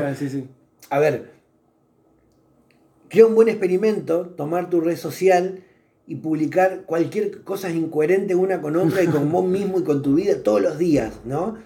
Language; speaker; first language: Spanish; native; Spanish